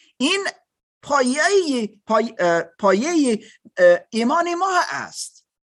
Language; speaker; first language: Persian; non-native, learner; German